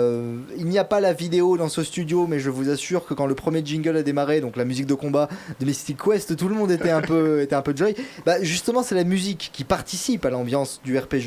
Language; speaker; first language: French; native; French